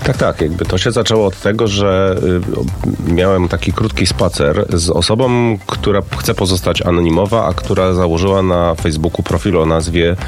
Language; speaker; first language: Polish; native; Polish